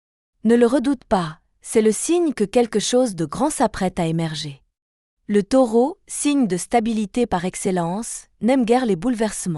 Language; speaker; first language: French; native; French